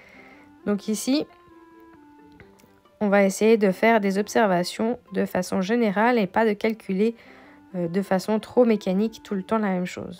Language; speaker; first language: French; native; French